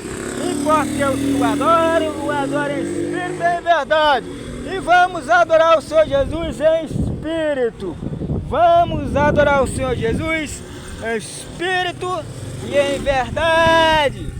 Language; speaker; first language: Portuguese; native; Portuguese